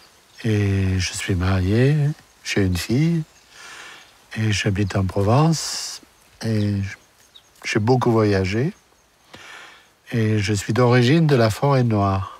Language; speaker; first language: French; non-native, fluent; German